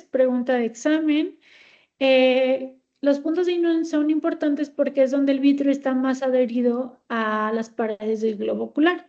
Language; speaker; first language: Spanish; native; Spanish